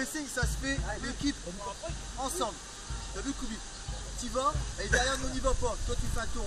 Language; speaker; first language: French; native; French